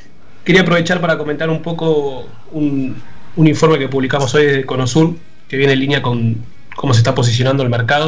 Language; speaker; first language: Spanish; native; Spanish